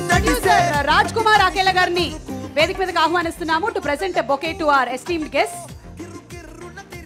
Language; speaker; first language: Telugu; native; Telugu